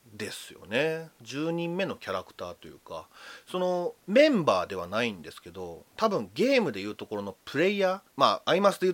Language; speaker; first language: Japanese; native; Japanese